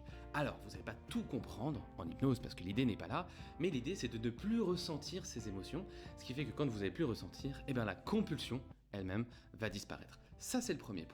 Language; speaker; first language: French; native; French